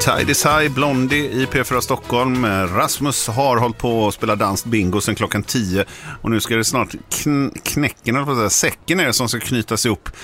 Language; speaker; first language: Swedish; native; Swedish